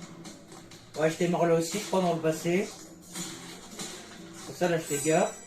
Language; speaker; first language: French; native; French